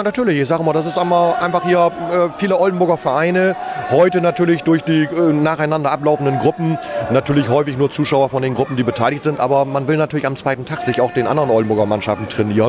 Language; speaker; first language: German; native; German